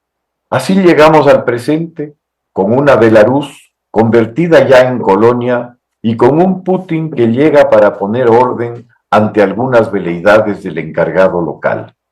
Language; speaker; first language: Spanish; native; Spanish